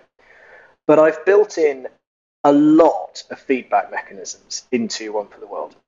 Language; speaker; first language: English; native; English